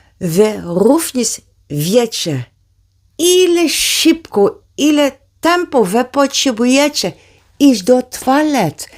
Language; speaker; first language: Polish; non-native, learner; Dutch